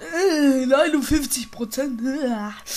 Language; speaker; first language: German; native; German